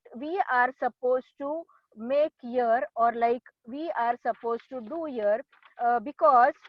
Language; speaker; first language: English; non-native, local second language; Marathi